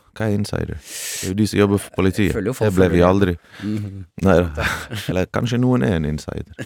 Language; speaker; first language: Norwegian; early bilingual, other home language; Bosnian